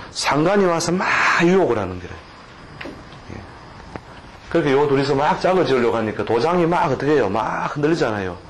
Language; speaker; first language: Korean; native; Korean